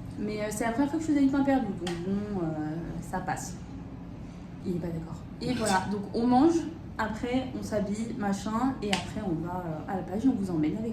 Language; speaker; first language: French; native; French